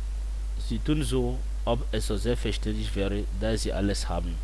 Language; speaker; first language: German; non-native, fluent; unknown